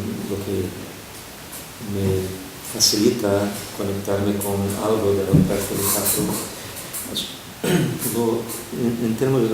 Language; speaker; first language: Spanish; non-native, fluent; Portuguese